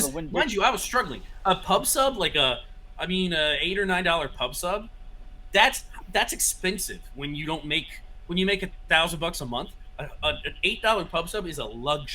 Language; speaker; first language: English; native; English